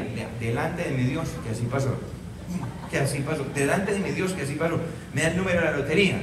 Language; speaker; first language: Spanish; native; Spanish